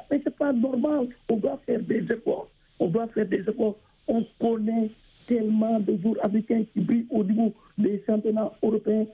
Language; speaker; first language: French; non-native, local second language; Wolof